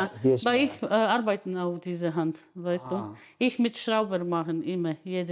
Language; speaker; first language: German; non-native, learner; Polish